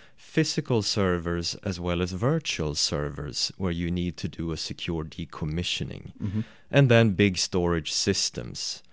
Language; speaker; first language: English; non-native, fluent; Swedish